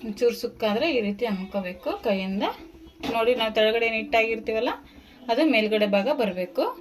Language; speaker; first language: Kannada; native; Kannada